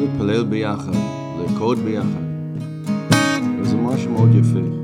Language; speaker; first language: Hebrew; non-native, fluent; English